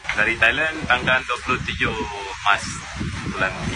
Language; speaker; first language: Indonesian; non-native, learner; Thai